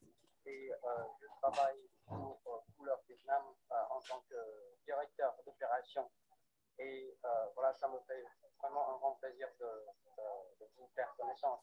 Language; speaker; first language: French; non-native, fluent; Vietnamese